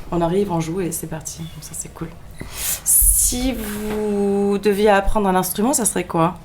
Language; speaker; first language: French; non-native, fluent; German